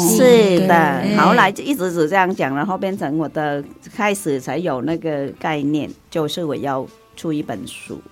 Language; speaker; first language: Chinese; non-native, fluent; Vietnamese